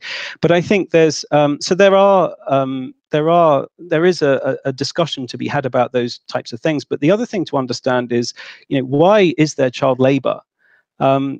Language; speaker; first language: English; native; English